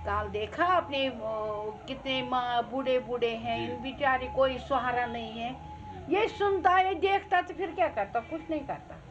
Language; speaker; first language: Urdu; non-native, local second language; Kashmiri